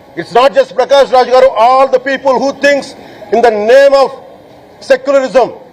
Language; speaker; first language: English; non-native, local second language; Telugu